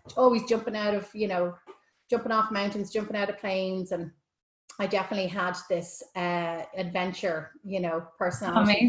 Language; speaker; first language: English; native; English